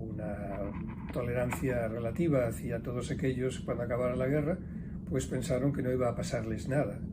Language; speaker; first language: Spanish; native; Spanish